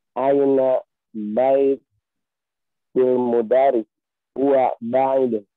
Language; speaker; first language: Arabic; non-native, learner; Indonesian